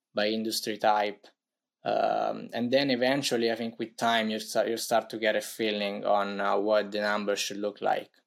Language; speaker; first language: English; non-native, fluent; Italian